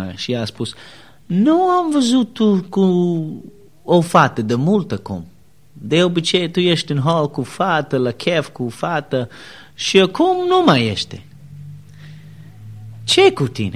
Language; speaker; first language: Romanian; non-native, learner; English